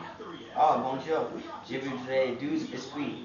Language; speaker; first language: French; non-native, learner; English